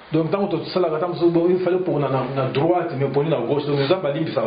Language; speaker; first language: Russian; non-native, learner; French